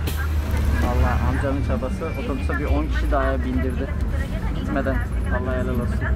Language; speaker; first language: Turkish; native; Turkish